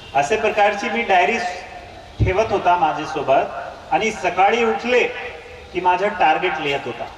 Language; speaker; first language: Marathi; non-native, local second language; Hindi